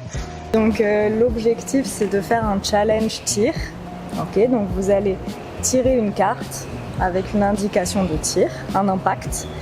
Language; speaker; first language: French; native; French